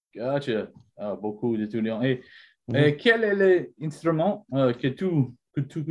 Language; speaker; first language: French; non-native, learner; English